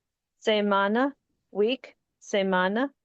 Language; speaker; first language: Spanish; non-native, learner; English